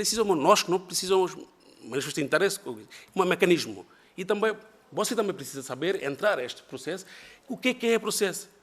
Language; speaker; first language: Portuguese; non-native, learner; Bangla